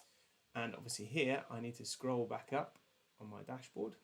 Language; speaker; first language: English; native; English